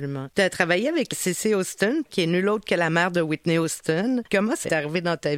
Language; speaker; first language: French; native; French